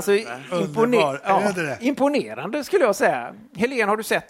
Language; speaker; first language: Swedish; native; Swedish